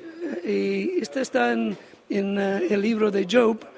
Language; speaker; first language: Spanish; non-native, learner; English